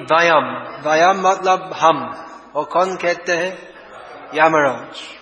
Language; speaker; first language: Hindi; non-native, fluent; English